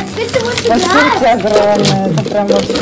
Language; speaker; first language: Russian; native; Russian